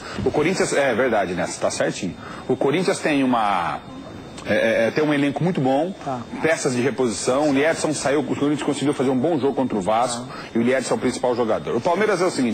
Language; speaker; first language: Portuguese; native; Portuguese